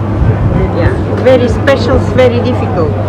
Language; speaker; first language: English; non-native, learner; Bulgarian